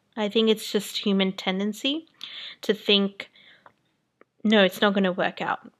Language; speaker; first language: English; native; English